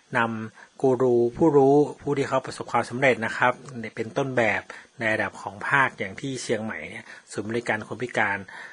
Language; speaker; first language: Thai; native; Thai